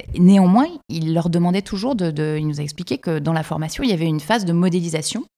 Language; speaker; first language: French; native; French